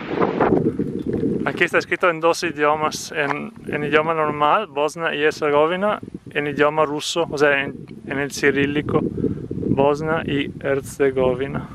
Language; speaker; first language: Spanish; non-native, fluent; Italian